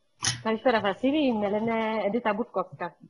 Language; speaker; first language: Greek; non-native, learner; Polish